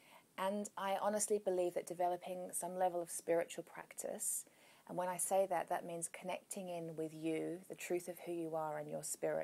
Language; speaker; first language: English; native; English